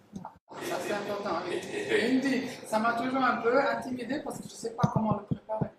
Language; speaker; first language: French; non-native, fluent; English